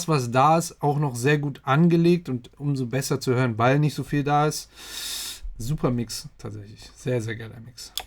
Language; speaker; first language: German; native; German